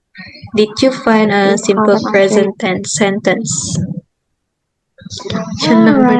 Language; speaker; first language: English; non-native, learner; Indonesian